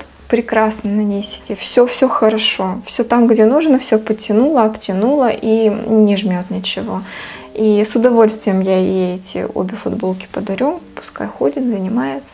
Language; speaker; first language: Russian; native; Russian